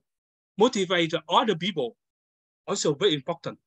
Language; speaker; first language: English; non-native, learner; Vietnamese